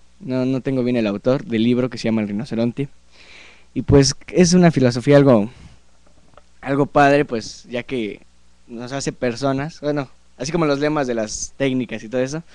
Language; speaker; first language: Spanish; native; Spanish